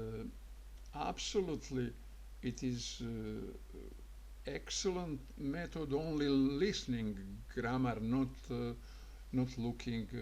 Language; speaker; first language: English; non-native, learner; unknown